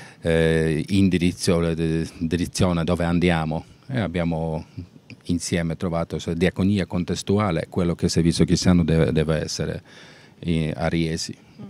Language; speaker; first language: Italian; non-native, learner; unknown